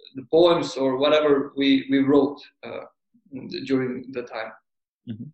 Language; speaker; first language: English; non-native, fluent; Albanian